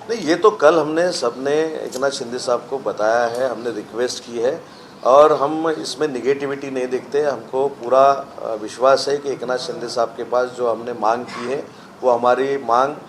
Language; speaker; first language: Hindi; non-native, local second language; Marathi